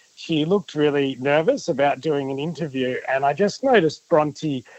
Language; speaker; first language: English; native; English